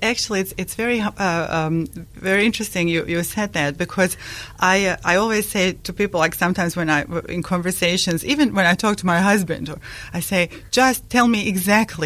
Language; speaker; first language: English; non-native, fluent; Bosnian